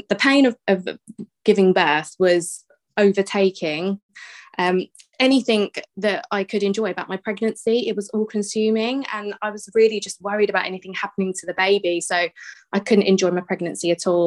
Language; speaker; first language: English; native; English